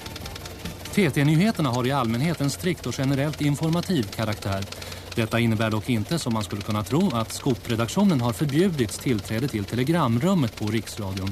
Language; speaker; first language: Swedish; native; Swedish